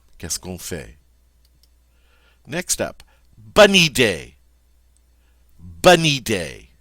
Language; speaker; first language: French; non-native, fluent; English